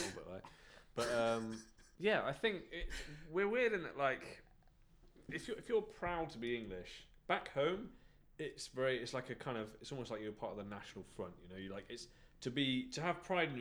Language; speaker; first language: English; native; English